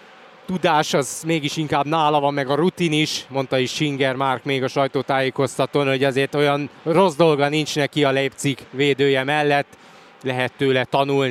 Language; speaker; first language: Hungarian; native; Hungarian